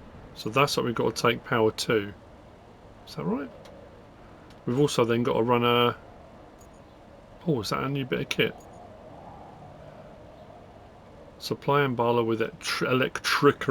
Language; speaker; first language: English; native; English